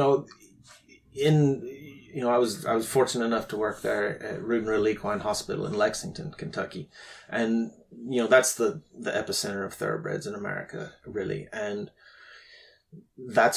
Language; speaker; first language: English; native; English